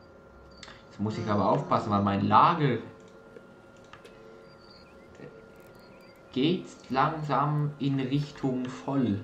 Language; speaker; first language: German; native; German